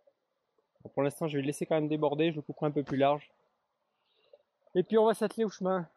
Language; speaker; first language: French; native; French